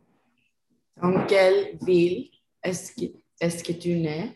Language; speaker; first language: French; non-native, learner; Spanish